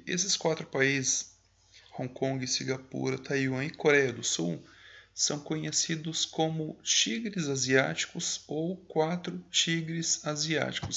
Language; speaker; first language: Portuguese; native; Portuguese